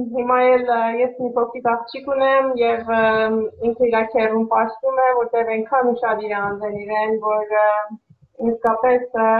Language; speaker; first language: Armenian; early bilingual, heritage; Armenian